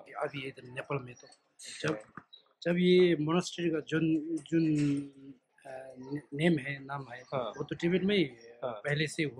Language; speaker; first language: Hindi; non-native, fluent; Tibetan